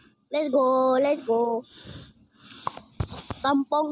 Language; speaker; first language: English; non-native, local second language; Malay